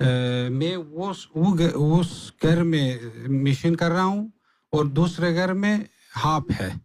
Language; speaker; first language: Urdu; non-native, learner; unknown